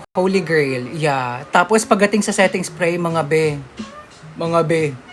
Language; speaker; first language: Filipino; native; Filipino